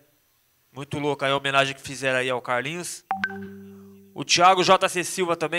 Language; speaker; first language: Portuguese; native; Portuguese